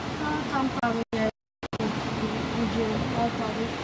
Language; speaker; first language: Polish; early bilingual, heritage; Polish